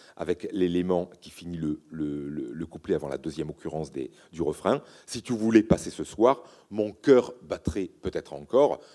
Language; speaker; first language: French; native; French